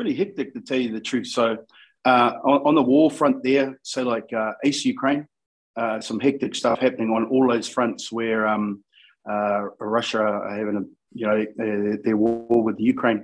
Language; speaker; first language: English; native; English